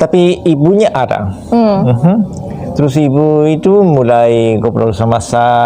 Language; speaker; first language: Indonesian; non-native, fluent; Spanish